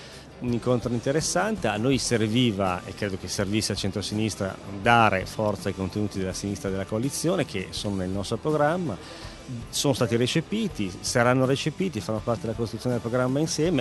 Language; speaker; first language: Italian; native; Italian